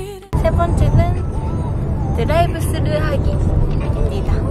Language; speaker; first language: Korean; non-native, fluent; Japanese